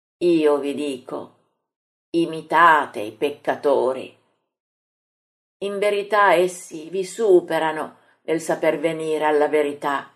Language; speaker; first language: Italian; native; Italian